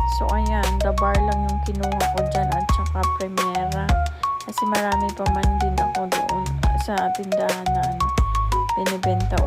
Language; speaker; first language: Filipino; non-native, local second language; Hiligaynon